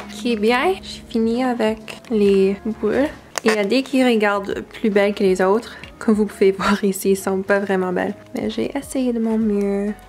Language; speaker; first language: French; early bilingual, heritage; English